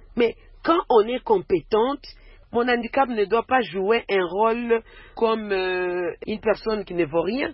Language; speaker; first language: French; non-native, local second language; Swahili